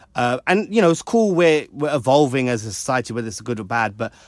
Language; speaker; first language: English; early bilingual, other home language; Hindi